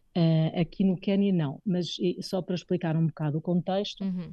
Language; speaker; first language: Portuguese; native; Portuguese